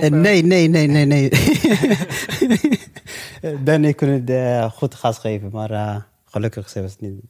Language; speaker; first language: Dutch; non-native, local second language; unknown